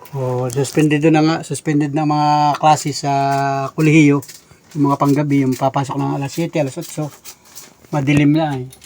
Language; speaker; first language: Filipino; native; Filipino